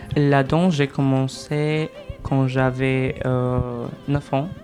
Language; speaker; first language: French; non-native, fluent; Albanian